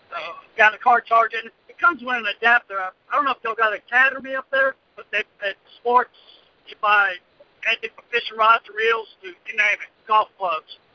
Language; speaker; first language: English; native; English